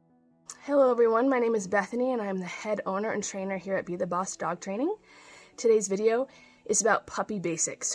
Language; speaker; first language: English; native; English